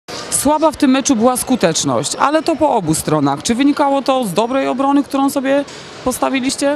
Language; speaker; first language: Polish; native; Polish